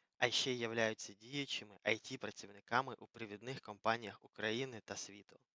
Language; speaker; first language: Ukrainian; native; Ukrainian